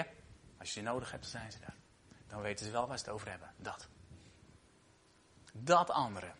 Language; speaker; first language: Dutch; native; Dutch